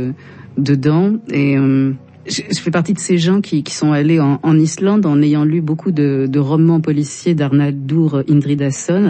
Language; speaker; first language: French; native; French